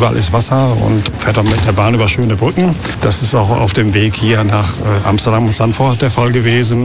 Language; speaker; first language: German; native; German